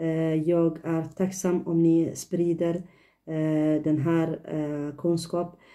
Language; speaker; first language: Swedish; non-native, fluent; Tigrinya